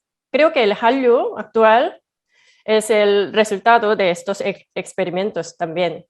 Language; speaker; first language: Spanish; non-native, fluent; Korean